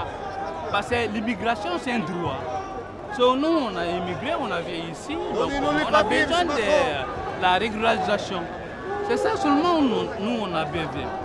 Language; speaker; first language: French; non-native, fluent; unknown